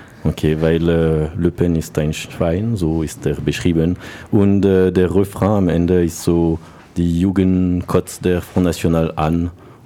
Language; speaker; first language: German; non-native, learner; French